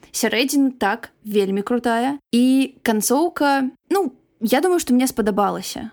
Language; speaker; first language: Belarusian; non-native, local second language; Russian